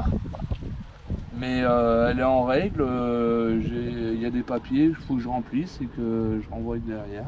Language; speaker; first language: French; native; French